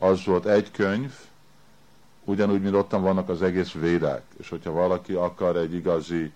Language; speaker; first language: Hungarian; early bilingual, heritage; Hungarian